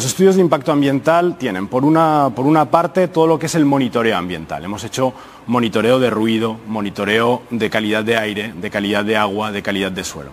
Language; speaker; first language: Spanish; native; Spanish